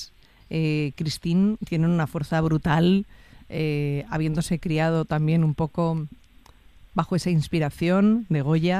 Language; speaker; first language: Spanish; native; Spanish